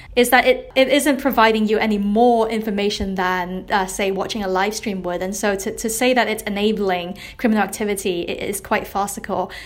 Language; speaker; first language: English; non-native, local second language; Cantonese